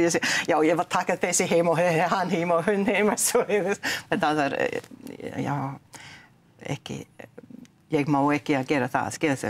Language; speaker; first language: Icelandic; non-native, learner; English